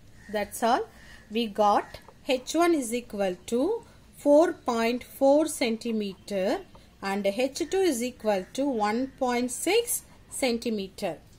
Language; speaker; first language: English; non-native, local second language; Tamil